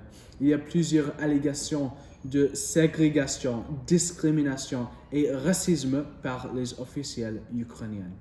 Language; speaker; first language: French; non-native, learner; English